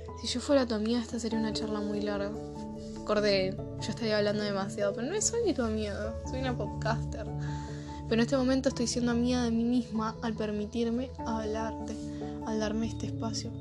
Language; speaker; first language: Spanish; native; Spanish